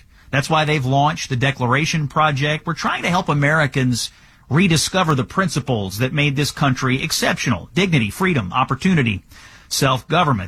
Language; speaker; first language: English; native; English